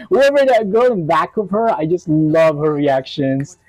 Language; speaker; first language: English; non-native, local second language; Hiligaynon